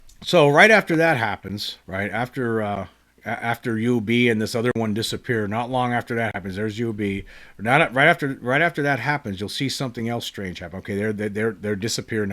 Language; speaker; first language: English; native; English